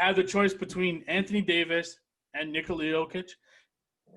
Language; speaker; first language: English; native; English